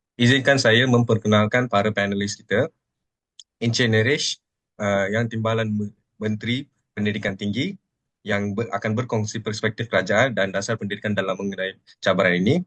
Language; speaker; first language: Malay; non-native, local second language; Telugu